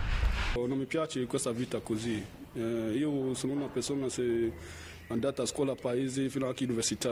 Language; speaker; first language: Italian; non-native, learner; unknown